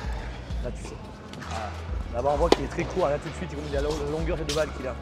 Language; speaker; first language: French; native; French